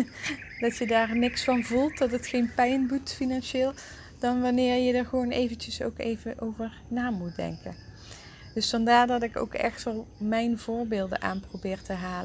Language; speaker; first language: Dutch; native; Dutch